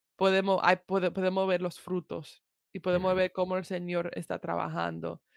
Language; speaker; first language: Spanish; early bilingual, heritage; Spanish